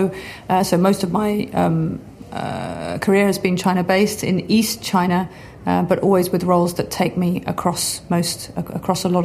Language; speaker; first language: English; native; English